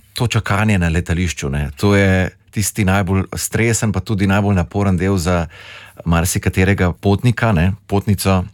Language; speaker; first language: Slovenian; native; Slovenian